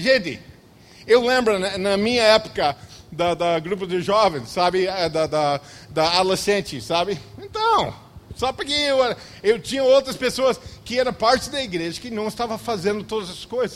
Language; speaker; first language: Portuguese; non-native, fluent; English